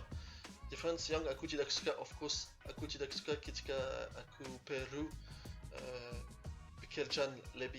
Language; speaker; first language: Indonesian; non-native, learner; French